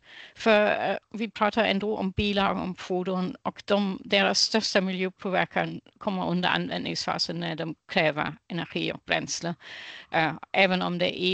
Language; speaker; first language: Swedish; non-native, fluent; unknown